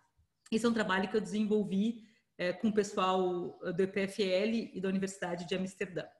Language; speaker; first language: Portuguese; native; Portuguese